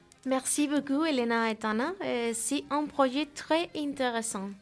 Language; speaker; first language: French; non-native, learner; Spanish